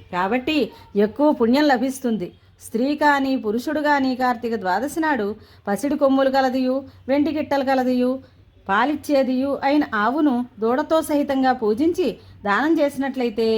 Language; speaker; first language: Telugu; native; Telugu